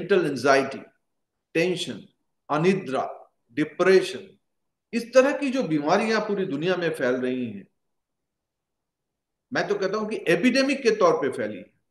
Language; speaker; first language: Hindi; native; Hindi